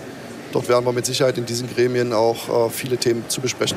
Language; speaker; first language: German; native; German